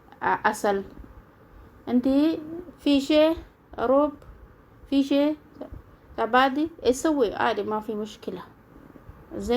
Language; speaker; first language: Arabic; non-native, learner; Oromo